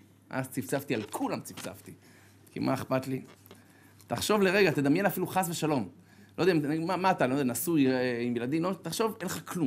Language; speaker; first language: Hebrew; native; Hebrew